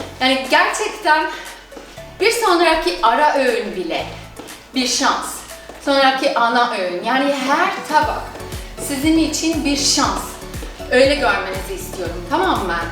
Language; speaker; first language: Turkish; non-native, fluent; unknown